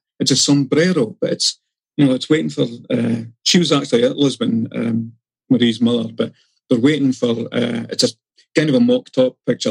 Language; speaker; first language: English; native; English